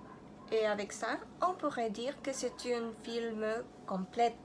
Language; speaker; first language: French; non-native, learner; Spanish